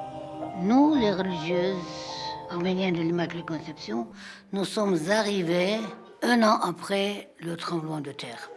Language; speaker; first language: French; non-native, fluent; Armenian